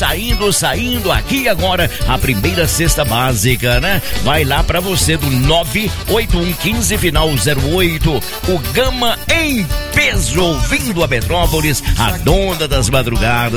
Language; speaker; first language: Portuguese; native; Portuguese